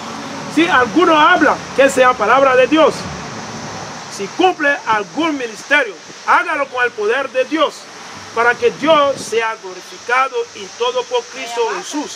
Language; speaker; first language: Spanish; non-native, learner; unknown